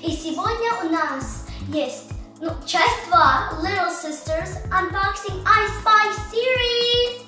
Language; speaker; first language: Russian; early bilingual, heritage; Russian